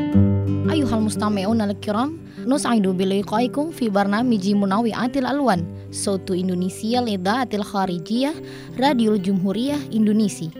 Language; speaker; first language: Arabic; non-native, fluent; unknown